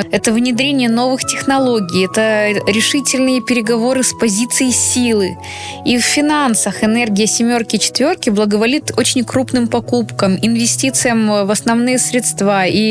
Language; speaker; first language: Russian; native; Russian